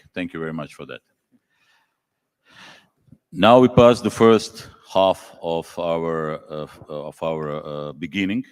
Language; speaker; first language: English; non-native, fluent; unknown